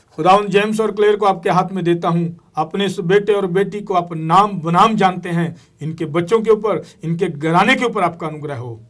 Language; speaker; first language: Hindi; non-native, local second language; Punjabi